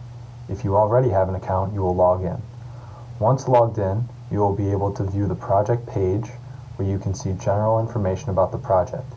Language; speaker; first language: English; native; English